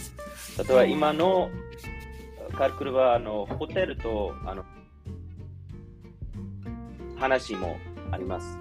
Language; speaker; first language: Japanese; non-native, learner; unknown